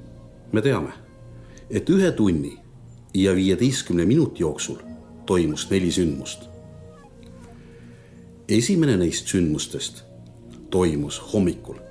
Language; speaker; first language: Estonian; native; Estonian